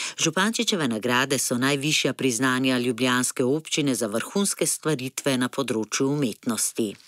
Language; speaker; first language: Slovenian; native; Slovenian